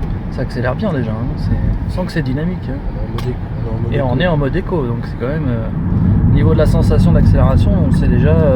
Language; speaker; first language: French; native; French